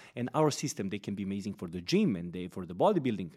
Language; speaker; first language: English; non-native, fluent; Serbian